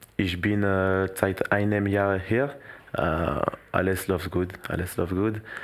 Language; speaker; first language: German; non-native, learner; French